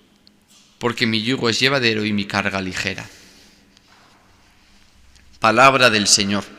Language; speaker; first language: Spanish; native; Spanish